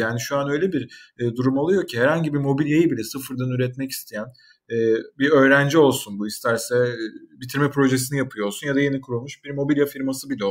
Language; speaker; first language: Turkish; native; Turkish